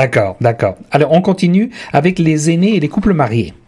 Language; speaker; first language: French; native; French